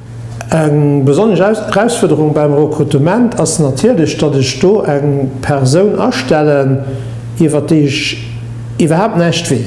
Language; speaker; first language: German; non-native, local second language; Luxembourgish